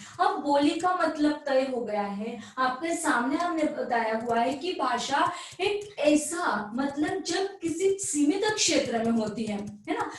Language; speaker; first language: Hindi; non-native, local second language; Marathi